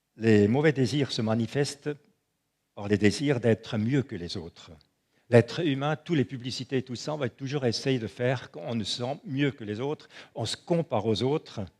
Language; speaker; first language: French; non-native, local second language; German